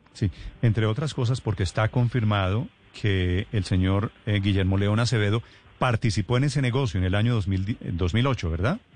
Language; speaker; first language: Spanish; native; Spanish